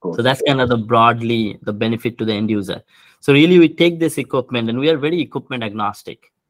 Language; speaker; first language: English; non-native, local second language; Bangla